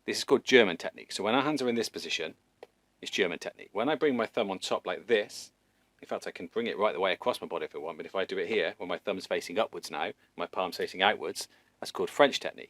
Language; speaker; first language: English; native; English